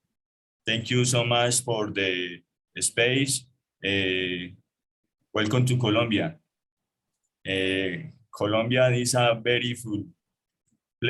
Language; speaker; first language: English; non-native, learner; Spanish